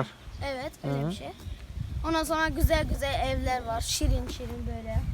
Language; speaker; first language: Turkish; early bilingual, heritage; Turkish